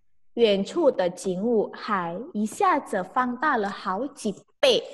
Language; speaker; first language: Chinese; non-native, fluent; Indonesian